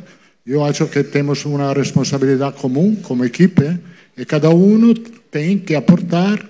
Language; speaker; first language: Portuguese; non-native, fluent; Italian